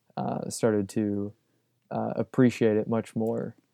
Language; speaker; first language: English; native; English